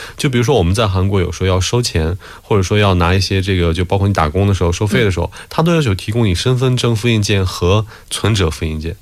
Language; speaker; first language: Chinese; native; Chinese